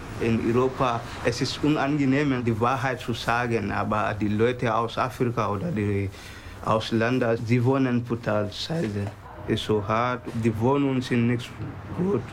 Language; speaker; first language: German; non-native, learner; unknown